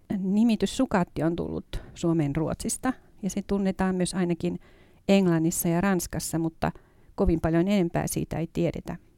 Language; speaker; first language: Finnish; native; Finnish